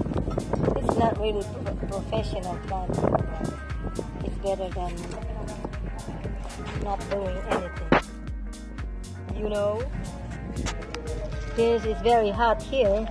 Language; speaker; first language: English; non-native, local second language; Filipino